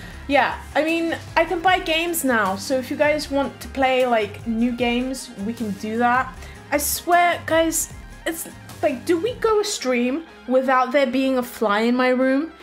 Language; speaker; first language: English; early bilingual, other home language; Turkish